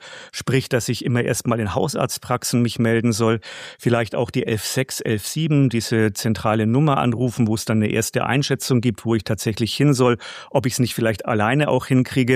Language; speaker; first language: German; native; German